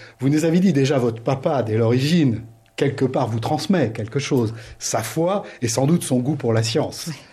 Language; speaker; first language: French; native; French